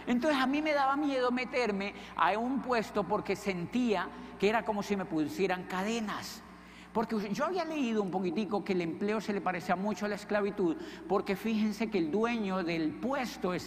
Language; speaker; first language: Spanish; native; Spanish